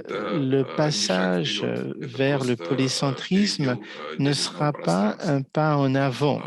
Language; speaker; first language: French; non-native, fluent; Russian